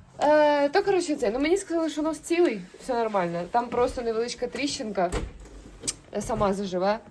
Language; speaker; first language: Ukrainian; native; Ukrainian